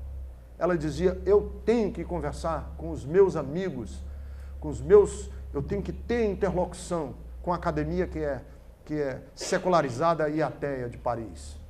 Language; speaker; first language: Portuguese; native; Portuguese